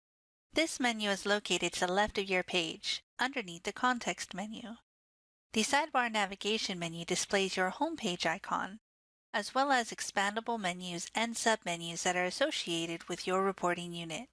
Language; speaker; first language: English; native; English